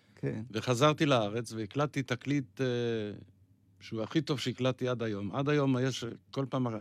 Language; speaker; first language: Hebrew; non-native, local second language; Yiddish